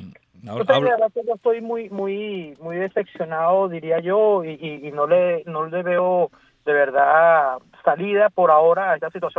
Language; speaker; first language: Spanish; native; Spanish